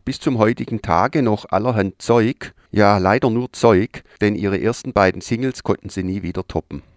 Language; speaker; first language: German; native; German